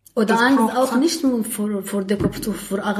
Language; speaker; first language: German; non-native, learner; Arabic